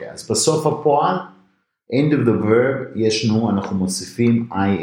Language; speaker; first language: Hebrew; native; Hebrew